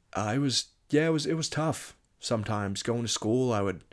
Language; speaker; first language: English; native; English